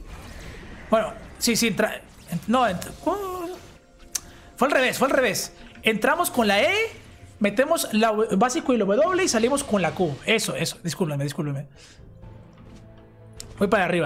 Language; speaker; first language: Spanish; native; Spanish